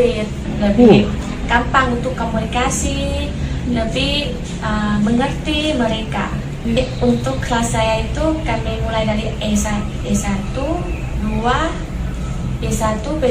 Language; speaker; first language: Indonesian; non-native, learner; Thai